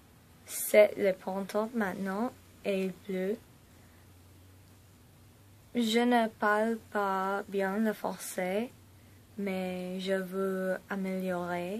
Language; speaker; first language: French; non-native, learner; English